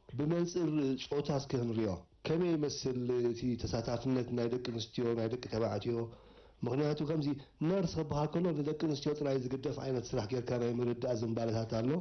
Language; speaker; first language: Tigrinya; native; Tigrinya